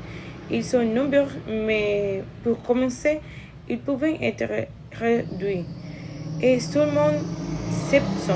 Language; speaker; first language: French; non-native, learner; Spanish